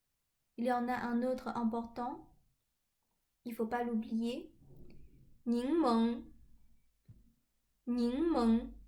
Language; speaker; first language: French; non-native, fluent; Chinese